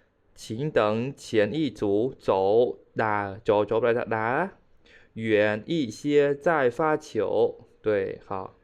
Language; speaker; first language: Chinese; non-native, fluent; Khmer